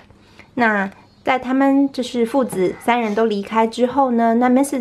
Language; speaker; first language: Chinese; native; Chinese